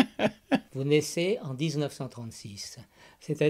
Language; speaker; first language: French; native; French